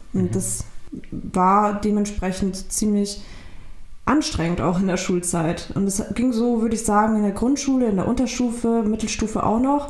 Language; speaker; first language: German; early bilingual, other home language; Turkish